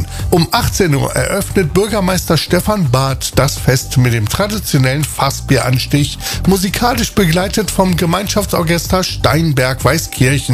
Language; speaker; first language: German; native; German